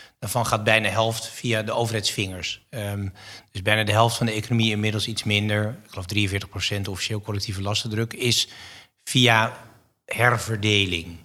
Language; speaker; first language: Dutch; native; Dutch